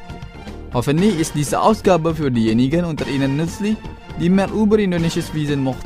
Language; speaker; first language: German; non-native, fluent; Indonesian